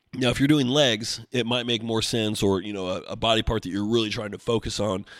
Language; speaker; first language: English; native; English